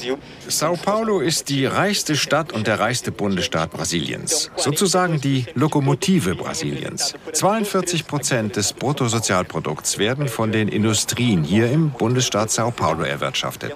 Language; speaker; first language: German; non-native, fluent; Portuguese